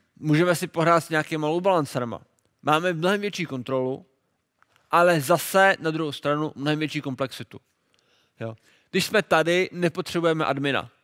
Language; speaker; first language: Czech; native; Czech